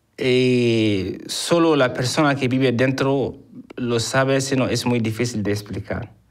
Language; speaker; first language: Spanish; non-native, fluent; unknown